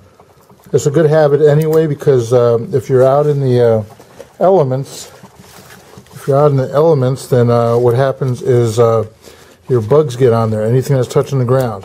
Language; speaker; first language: English; native; English